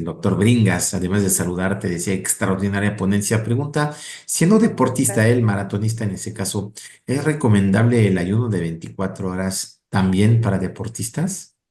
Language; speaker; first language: Spanish; native; Spanish